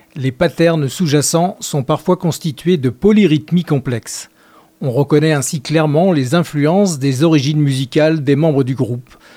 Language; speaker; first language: French; native; French